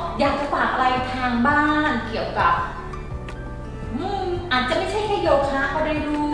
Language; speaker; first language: Thai; native; Thai